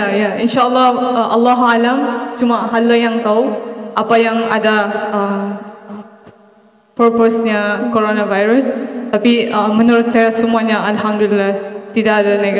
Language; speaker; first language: Indonesian; non-native, fluent; Maranao